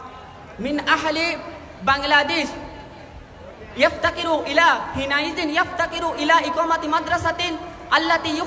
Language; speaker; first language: Arabic; non-native, learner; Bangla